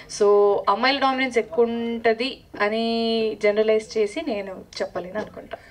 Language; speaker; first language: Telugu; native; Telugu